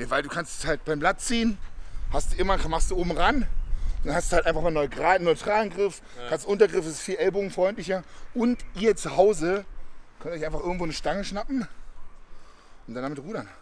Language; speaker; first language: German; native; German